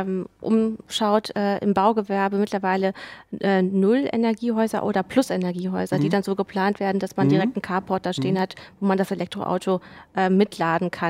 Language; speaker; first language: German; native; German